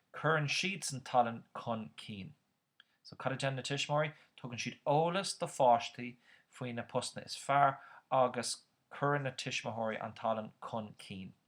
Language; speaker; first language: Irish; native; Irish